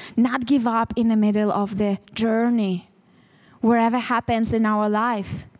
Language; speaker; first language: English; non-native, fluent; Ukrainian